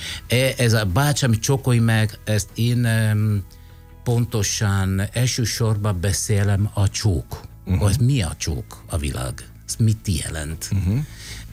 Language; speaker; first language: Hungarian; non-native, fluent; Italian